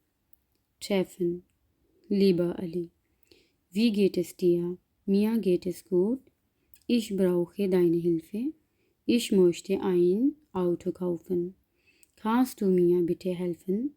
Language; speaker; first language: German; non-native, learner; Urdu